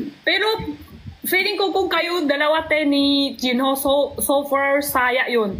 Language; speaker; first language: Filipino; non-native, learner; Chinese